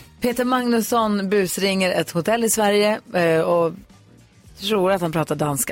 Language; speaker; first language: Swedish; native; Swedish